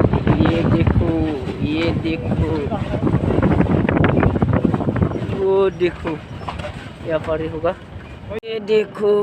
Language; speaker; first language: Hindi; non-native, local second language; Bodo